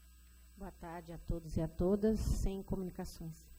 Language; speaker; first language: Portuguese; native; Portuguese